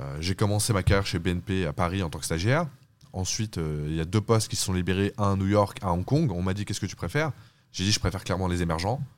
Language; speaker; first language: French; early bilingual, other home language; Turkish